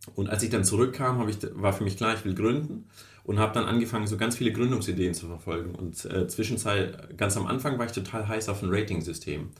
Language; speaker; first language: German; early bilingual, other home language; Russian